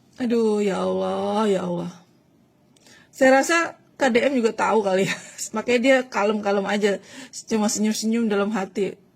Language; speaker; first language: Indonesian; native; Indonesian